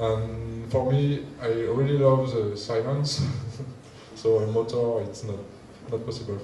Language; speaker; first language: English; non-native, learner; French